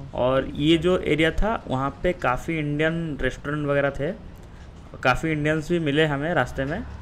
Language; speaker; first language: Hindi; non-native, local second language; Odia